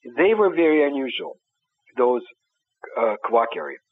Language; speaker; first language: English; non-native, fluent; Ukrainian